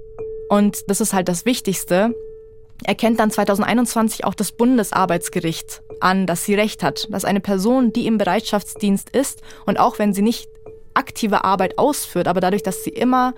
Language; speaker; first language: German; native; German